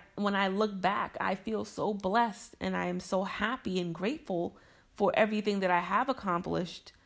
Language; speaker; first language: English; native; English